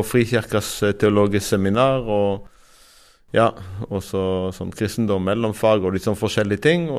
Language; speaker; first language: Norwegian; non-native, fluent; Arabic